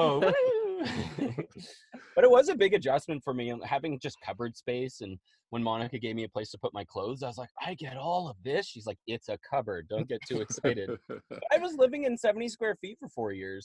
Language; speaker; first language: English; native; English